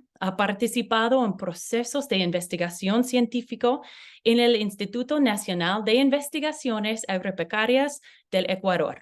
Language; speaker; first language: Spanish; non-native, learner; English